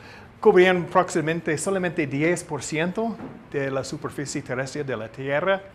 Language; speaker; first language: Spanish; non-native, learner; English